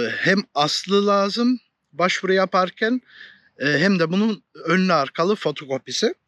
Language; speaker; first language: Turkish; native; Turkish